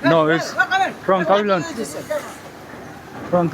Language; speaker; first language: English; non-native, learner; Mongolian